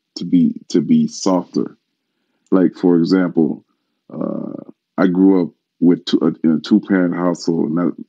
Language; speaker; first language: English; native; English